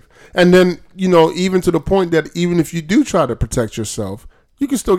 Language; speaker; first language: English; native; English